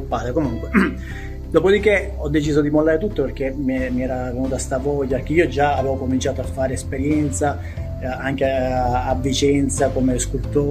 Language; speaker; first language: Italian; native; Italian